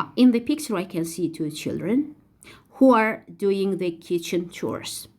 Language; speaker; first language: English; non-native, fluent; Azerbaijani